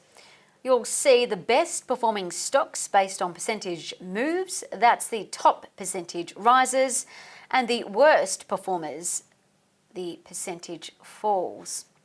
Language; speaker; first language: English; native; English